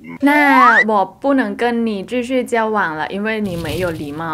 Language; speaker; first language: Chinese; non-native, fluent; Thai